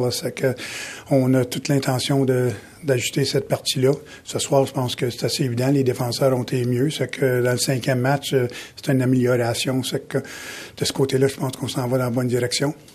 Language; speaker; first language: French; native; French